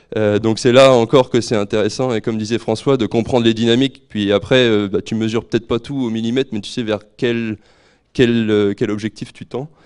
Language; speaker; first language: French; native; French